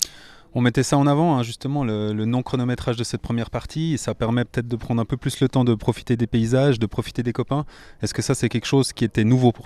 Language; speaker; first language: French; native; French